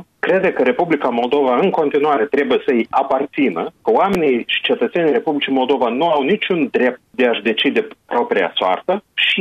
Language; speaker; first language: Romanian; native; Romanian